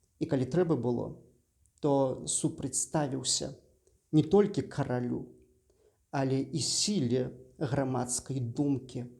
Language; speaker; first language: Belarusian; native; Belarusian